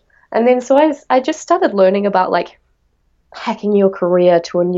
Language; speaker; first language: English; native; English